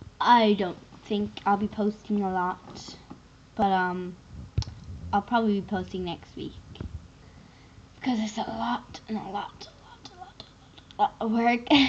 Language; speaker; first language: English; native; English